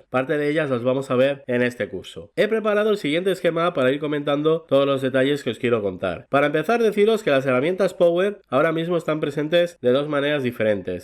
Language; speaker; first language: Spanish; native; Spanish